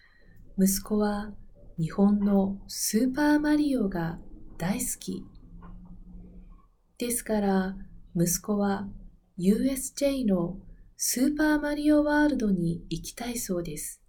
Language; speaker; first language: Japanese; non-native, learner; Spanish